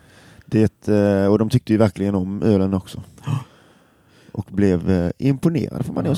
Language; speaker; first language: Swedish; native; Swedish